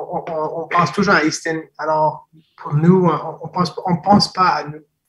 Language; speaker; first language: French; non-native, fluent; English